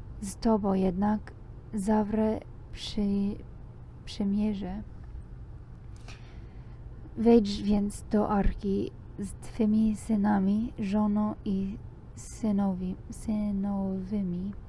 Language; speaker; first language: Polish; non-native, learner; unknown